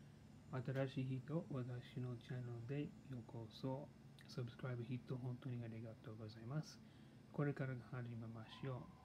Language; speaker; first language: Japanese; non-native, learner; English